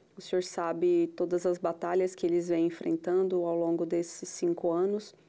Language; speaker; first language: Portuguese; native; Portuguese